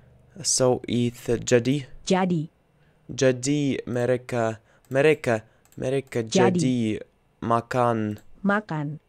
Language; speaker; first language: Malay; non-native, learner; Russian